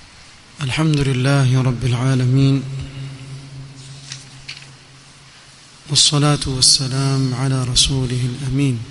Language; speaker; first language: Arabic; non-native, fluent; Swahili